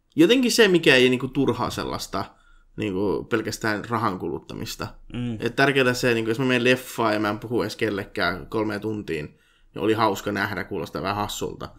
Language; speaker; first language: Finnish; native; Finnish